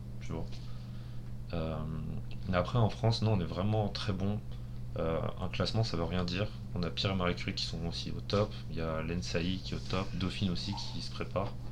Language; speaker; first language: French; early bilingual, other home language; Spanish